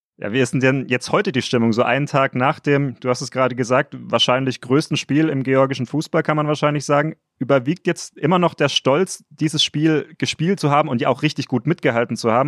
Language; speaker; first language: German; native; German